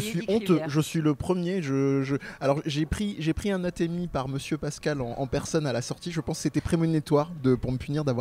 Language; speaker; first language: French; native; French